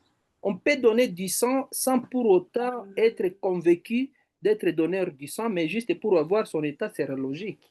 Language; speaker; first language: French; non-native, local second language; Swahili